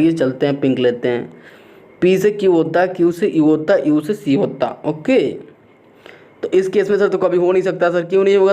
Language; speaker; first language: Hindi; native; Hindi